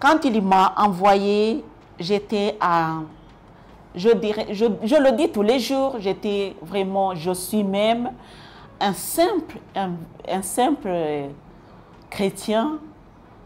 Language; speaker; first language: French; non-native, local second language; Kinyarwanda